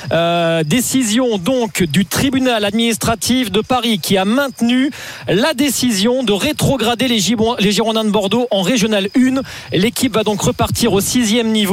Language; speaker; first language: French; native; French